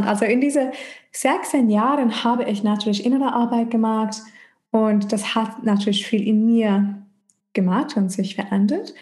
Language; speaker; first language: German; non-native, fluent; English